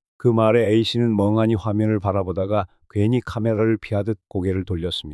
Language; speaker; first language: Korean; native; Korean